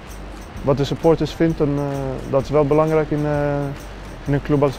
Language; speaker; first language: Dutch; non-native, fluent; Swedish